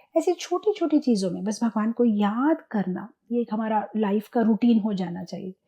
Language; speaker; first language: Hindi; non-native, local second language; Gujarati